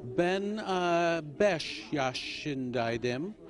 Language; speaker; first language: Turkish; non-native, learner; English